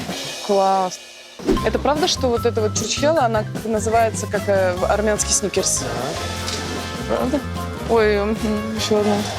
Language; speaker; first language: Russian; native; Russian